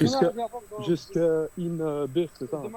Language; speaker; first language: French; native; French